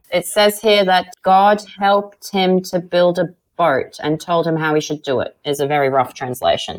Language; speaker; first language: English; native; English